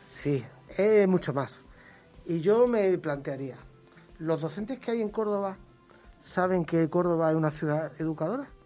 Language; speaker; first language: Spanish; native; Spanish